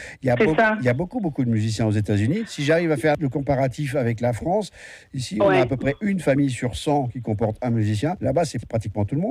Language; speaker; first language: French; native; French